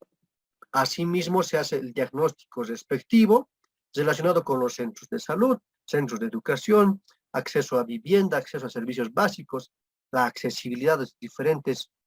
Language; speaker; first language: Spanish; native; Spanish